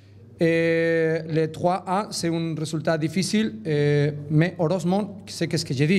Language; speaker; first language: French; non-native, learner; Spanish